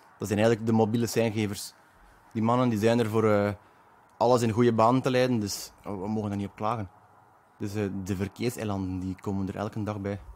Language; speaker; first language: Dutch; native; Dutch